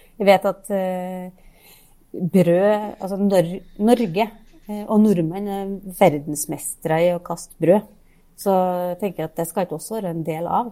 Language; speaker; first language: Norwegian; native; Norwegian